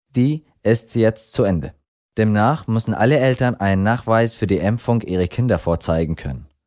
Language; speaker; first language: German; non-native, fluent; Arabic